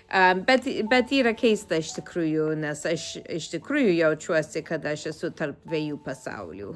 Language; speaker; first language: Lithuanian; early bilingual, heritage; Lithuanian